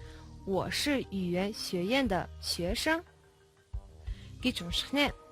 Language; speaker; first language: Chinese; non-native, fluent; Mongolian